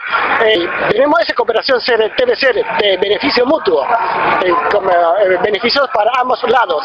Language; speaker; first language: Spanish; non-native, fluent; Chinese